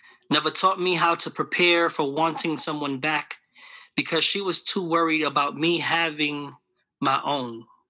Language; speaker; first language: English; early bilingual, other home language; Spanish